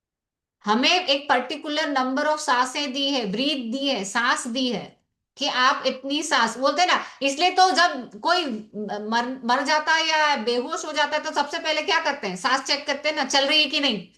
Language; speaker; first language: Hindi; native; Hindi